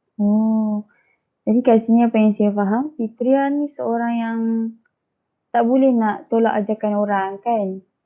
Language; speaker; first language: Malay; native; Malay